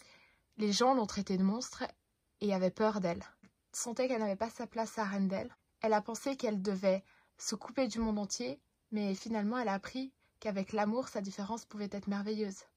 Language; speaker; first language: French; native; French